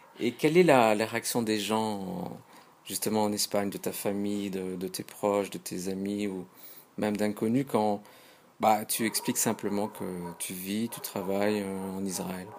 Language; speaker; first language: French; native; French